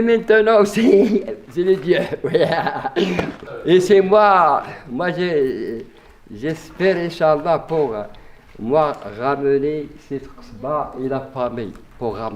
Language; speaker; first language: French; non-native, learner; Arabic